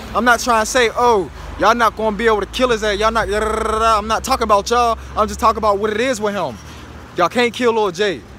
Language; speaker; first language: English; native; English